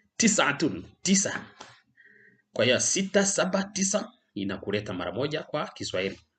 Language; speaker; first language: Swahili; non-native, local second language; Rundi